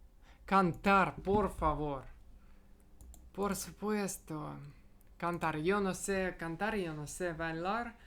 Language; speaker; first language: Spanish; non-native, learner; Russian